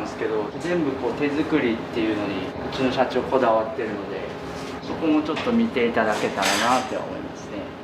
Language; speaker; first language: Japanese; native; Japanese